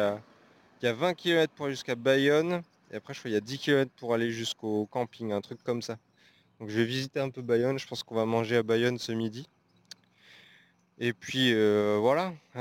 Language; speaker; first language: French; native; French